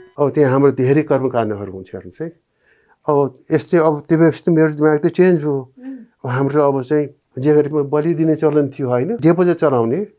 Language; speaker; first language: Nepali; non-native, local second language; Newari